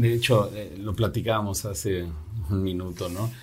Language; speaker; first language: Spanish; native; Spanish